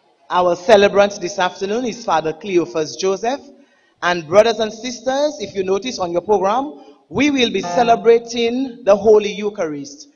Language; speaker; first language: English; non-native, local second language; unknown